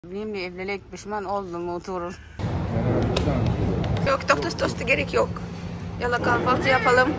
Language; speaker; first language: Turkish; non-native, learner; Arabic